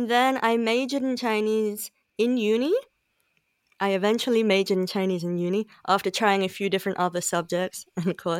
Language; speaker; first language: English; native; English